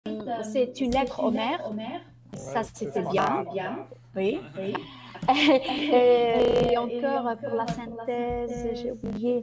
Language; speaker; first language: French; non-native, fluent; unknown